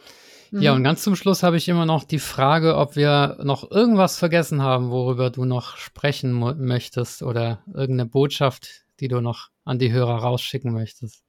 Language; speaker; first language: German; native; German